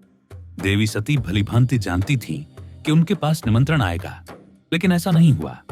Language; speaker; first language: Hindi; native; Hindi